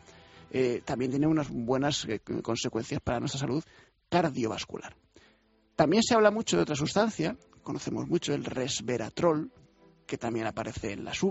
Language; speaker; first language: Spanish; native; Spanish